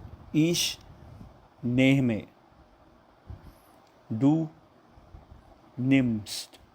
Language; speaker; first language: German; non-native, learner; Hindi